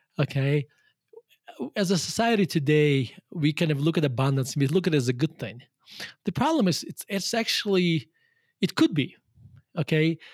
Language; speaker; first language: English; non-native, fluent; Russian